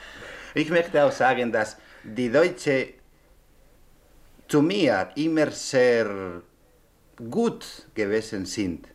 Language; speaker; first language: German; non-native, learner; Spanish